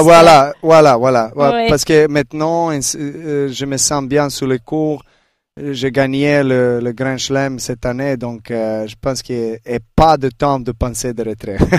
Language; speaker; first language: French; non-native, learner; Serbian